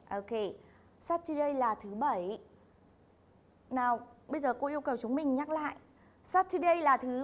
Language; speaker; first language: Vietnamese; native; Vietnamese